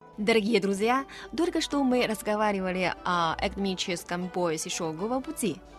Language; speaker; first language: Russian; non-native, fluent; Chinese